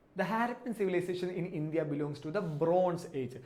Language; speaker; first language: English; non-native, local second language; Malayalam